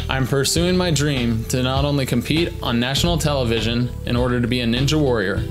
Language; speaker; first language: English; native; English